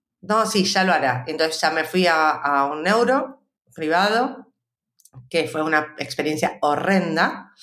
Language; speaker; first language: Spanish; native; Spanish